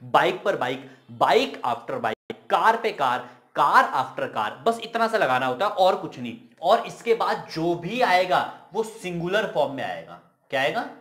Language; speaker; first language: Hindi; native; Hindi